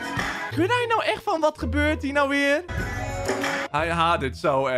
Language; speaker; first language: Dutch; native; Dutch